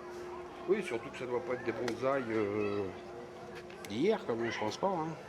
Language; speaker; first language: French; native; French